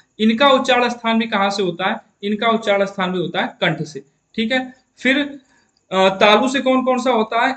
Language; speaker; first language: Hindi; native; Hindi